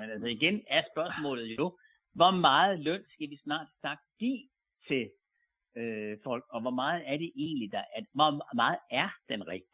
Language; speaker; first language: Danish; native; Danish